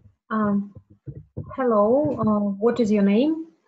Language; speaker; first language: English; non-native, learner; Russian